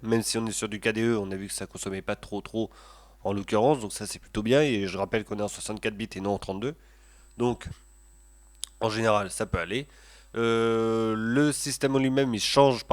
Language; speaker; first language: French; native; French